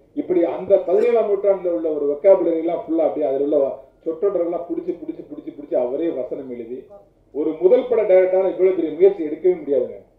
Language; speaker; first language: Tamil; native; Tamil